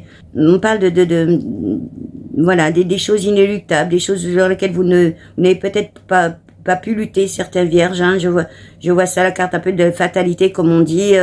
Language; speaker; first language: French; native; French